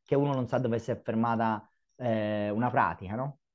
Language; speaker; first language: Italian; native; Italian